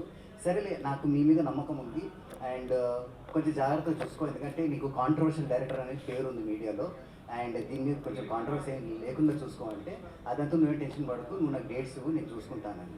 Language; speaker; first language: Telugu; native; Telugu